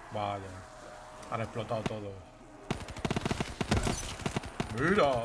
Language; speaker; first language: Spanish; native; Spanish